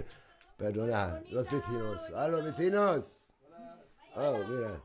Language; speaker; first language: Spanish; non-native, learner; German